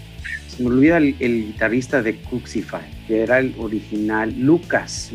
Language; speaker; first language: Spanish; early bilingual, heritage; Spanish